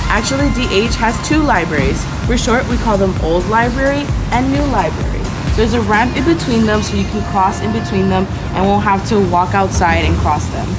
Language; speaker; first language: English; native; English